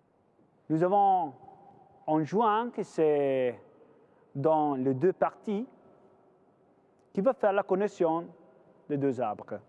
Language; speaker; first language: French; non-native, fluent; Italian